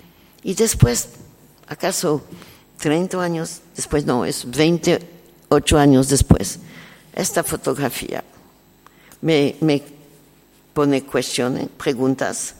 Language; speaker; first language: Spanish; non-native, learner; French